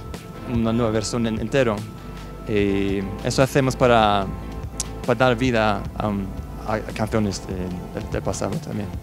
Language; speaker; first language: Spanish; non-native, fluent; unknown